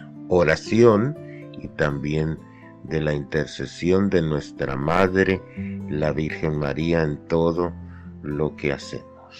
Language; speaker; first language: Spanish; native; Spanish